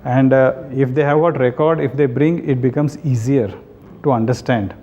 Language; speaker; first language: English; non-native, local second language; Kannada